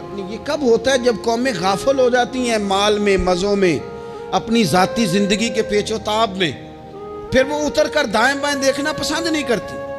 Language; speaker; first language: Urdu; non-native, local second language; Punjabi